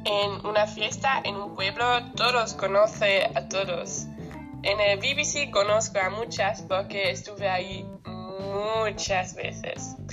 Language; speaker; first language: Spanish; non-native, learner; German